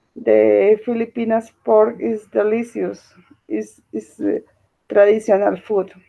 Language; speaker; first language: English; non-native, learner; Spanish